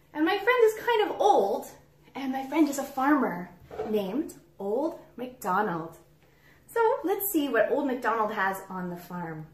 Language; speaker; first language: English; native; English